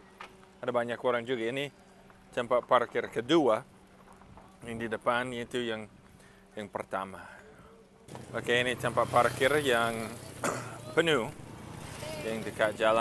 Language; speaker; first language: Indonesian; non-native, fluent; English